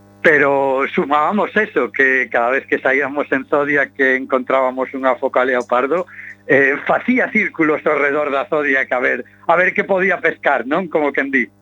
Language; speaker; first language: Galician; non-native, local second language; Spanish